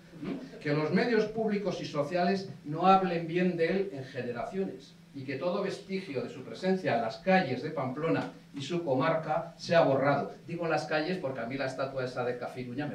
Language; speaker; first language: Spanish; native; Spanish